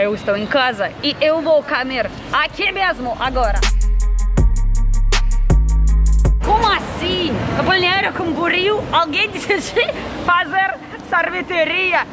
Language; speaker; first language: Portuguese; non-native, learner; Russian